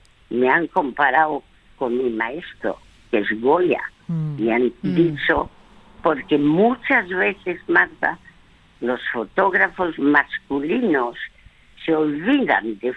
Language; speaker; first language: Spanish; early bilingual, other home language; French